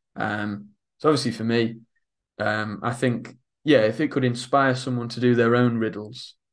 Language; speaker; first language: English; native; English